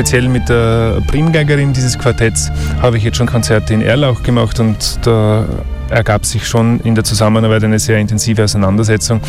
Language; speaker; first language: German; native; German